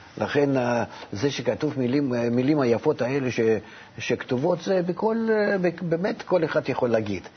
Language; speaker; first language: Hebrew; non-native, fluent; Russian